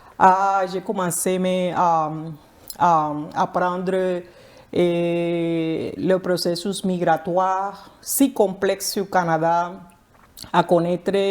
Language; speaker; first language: French; non-native, fluent; Spanish